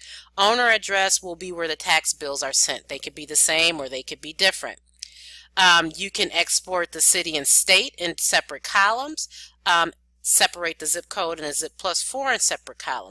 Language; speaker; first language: English; native; English